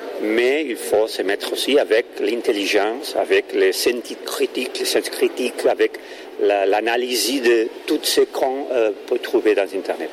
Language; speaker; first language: French; non-native, learner; Catalan